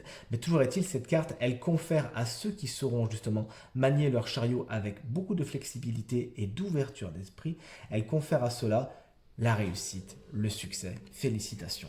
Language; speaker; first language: French; native; French